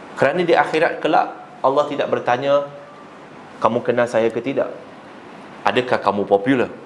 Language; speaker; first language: Malay; non-native, local second language; Chinese